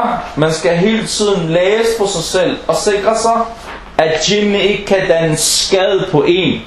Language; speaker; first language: Danish; early bilingual, other home language; Arabic